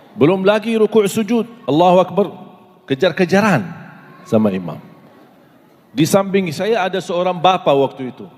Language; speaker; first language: Malay; non-native, fluent; Arabic